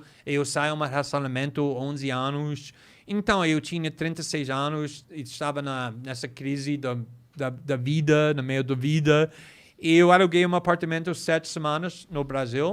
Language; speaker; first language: Portuguese; non-native, fluent; English